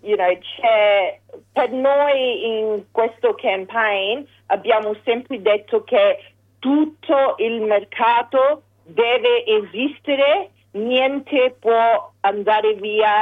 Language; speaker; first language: Italian; early bilingual, heritage; English